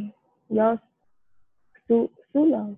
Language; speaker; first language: Spanish; non-native, learner; English